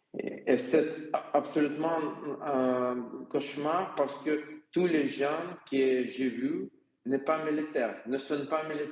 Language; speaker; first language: French; non-native, learner; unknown